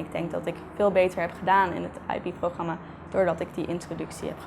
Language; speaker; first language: Dutch; early bilingual, heritage; Dutch